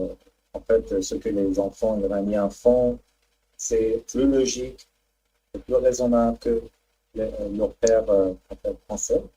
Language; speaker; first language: French; non-native, fluent; Persian